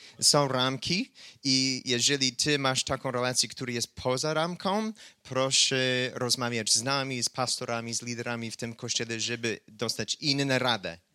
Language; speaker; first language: Polish; non-native, fluent; English